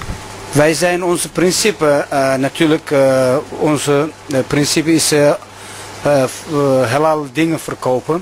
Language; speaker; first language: Dutch; non-native, local second language; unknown